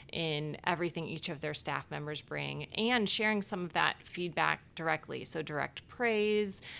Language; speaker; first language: English; native; English